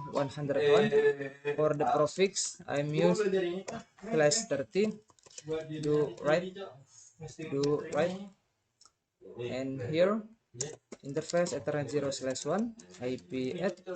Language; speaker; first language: English; non-native, learner; Indonesian